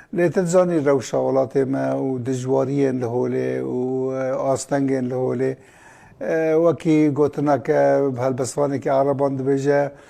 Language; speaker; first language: Kurdish; native; Kurdish